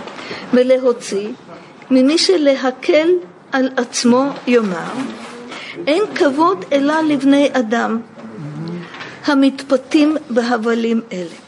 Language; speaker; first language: Russian; native; Russian